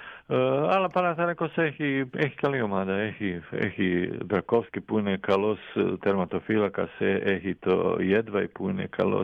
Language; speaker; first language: Greek; non-native, fluent; Croatian